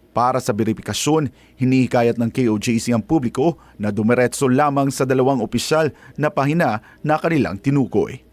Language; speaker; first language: Filipino; native; Filipino